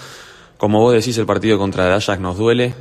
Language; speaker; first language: Spanish; native; Spanish